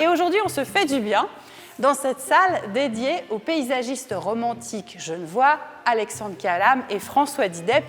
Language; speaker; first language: French; native; French